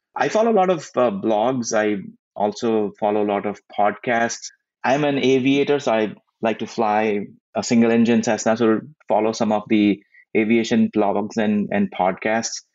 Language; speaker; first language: English; non-native, local second language; Hindi